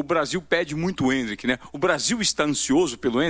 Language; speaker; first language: Portuguese; native; Portuguese